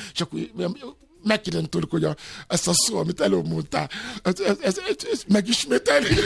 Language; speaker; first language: Hungarian; non-native, fluent; Yoruba